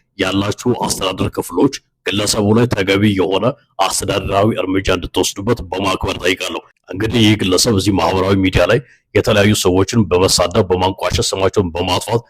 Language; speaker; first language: Amharic; native; Amharic